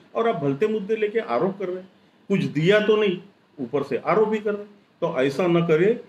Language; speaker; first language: Hindi; non-native, local second language; Marathi